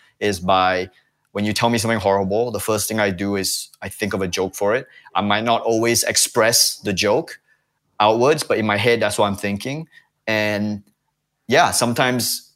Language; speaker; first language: English; native; English